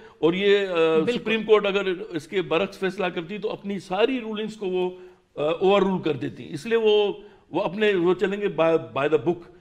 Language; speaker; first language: Urdu; non-native, local second language; Sindhi